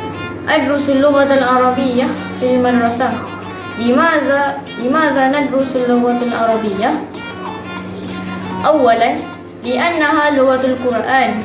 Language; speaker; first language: Arabic; non-native, learner; Malay